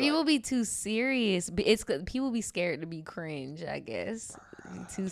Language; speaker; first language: English; native; English